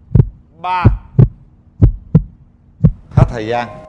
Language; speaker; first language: Vietnamese; native; Vietnamese